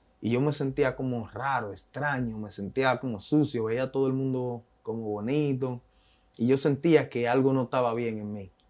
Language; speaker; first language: Spanish; native; Spanish